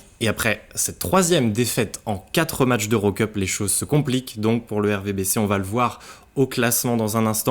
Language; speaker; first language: French; native; French